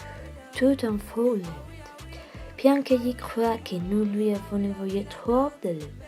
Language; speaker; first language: French; non-native, learner; Spanish